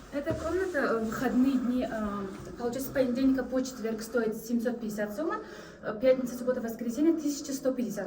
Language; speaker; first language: Russian; native; Russian